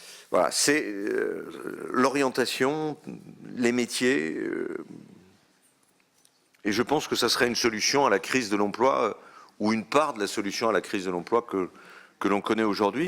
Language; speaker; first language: French; native; French